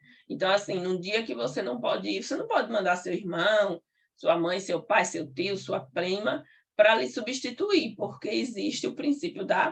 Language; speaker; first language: Portuguese; native; Portuguese